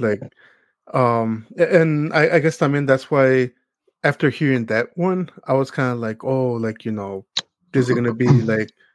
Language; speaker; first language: English; early bilingual, other home language; Spanish